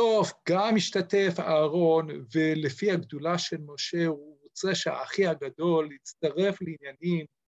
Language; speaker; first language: Hebrew; non-native, fluent; English